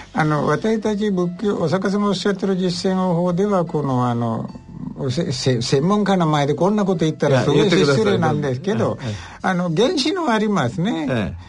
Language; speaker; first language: Japanese; non-native, fluent; Sinhala